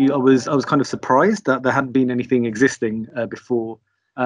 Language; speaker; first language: English; native; English